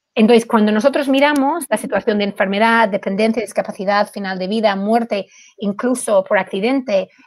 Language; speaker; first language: Spanish; non-native, fluent; English